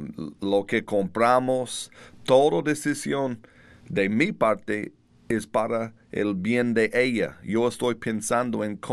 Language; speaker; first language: Spanish; non-native, learner; English